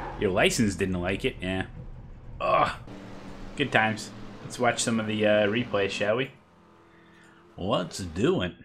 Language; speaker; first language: English; native; English